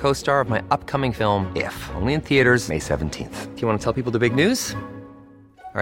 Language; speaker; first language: English; non-native, fluent; Greek